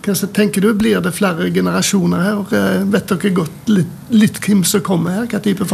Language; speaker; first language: Norwegian; native; Norwegian